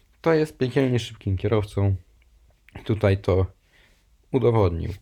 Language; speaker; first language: Polish; native; Polish